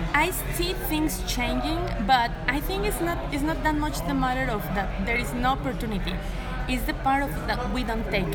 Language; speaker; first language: English; non-native, fluent; Spanish